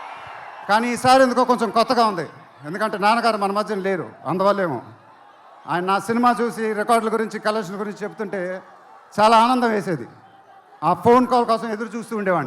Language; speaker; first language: Telugu; native; Telugu